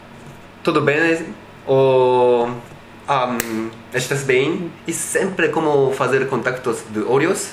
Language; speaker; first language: Portuguese; non-native, learner; Japanese